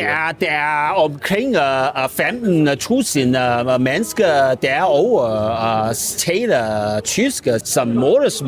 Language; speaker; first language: Danish; non-native, learner; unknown